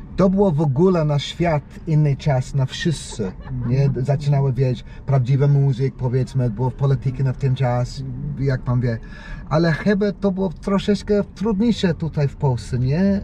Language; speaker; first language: Polish; non-native, learner; English